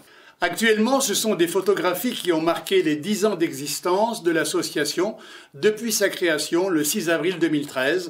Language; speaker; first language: French; native; French